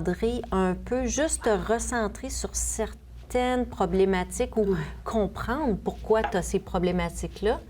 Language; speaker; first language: French; native; French